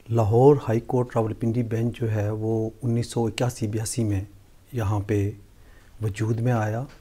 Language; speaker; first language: Urdu; non-native, local second language; Punjabi